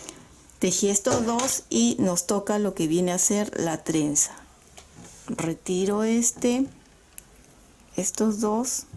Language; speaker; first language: Spanish; native; Spanish